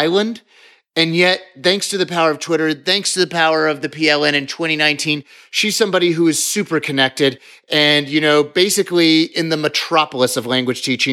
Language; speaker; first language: English; native; English